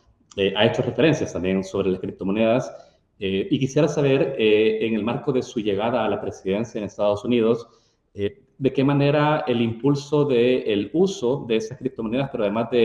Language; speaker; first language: Spanish; native; Spanish